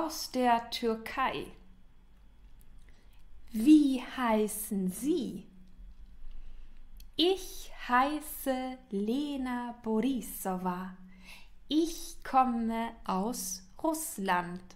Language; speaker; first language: German; non-native, fluent; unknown